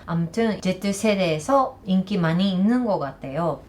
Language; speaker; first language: Korean; non-native, learner; Japanese